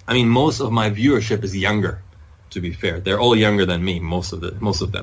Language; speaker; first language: English; non-native, fluent; German